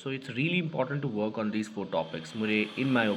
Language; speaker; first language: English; non-native, local second language; Hindi